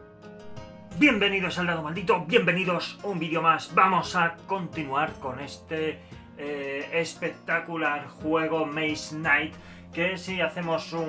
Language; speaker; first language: Spanish; native; Spanish